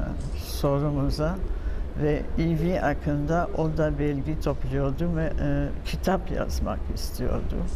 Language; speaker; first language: Turkish; non-native, fluent; French